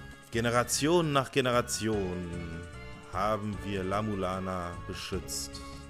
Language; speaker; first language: German; native; German